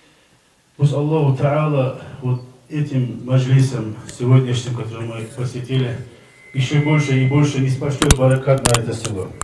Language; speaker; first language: Russian; non-native, local second language; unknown